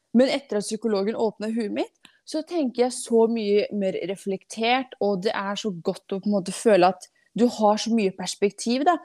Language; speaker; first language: Norwegian; non-native, fluent; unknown